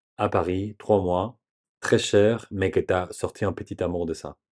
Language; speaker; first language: French; non-native, learner; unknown